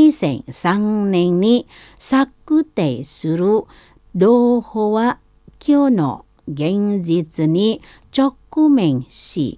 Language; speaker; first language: Japanese; non-native, learner; Indonesian